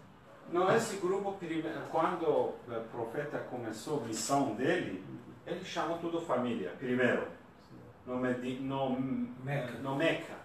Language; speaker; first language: Portuguese; non-native, learner; Persian